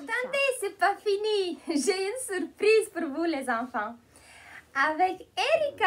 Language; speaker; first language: French; non-native, fluent; Romanian